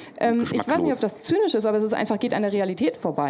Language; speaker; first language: German; native; German